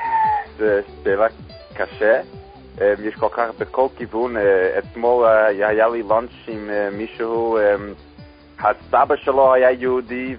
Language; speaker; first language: Hebrew; non-native, fluent; English